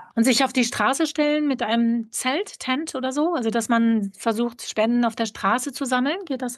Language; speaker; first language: German; native; German